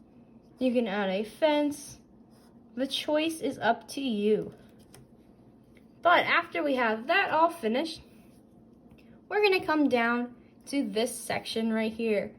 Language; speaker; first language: English; native; English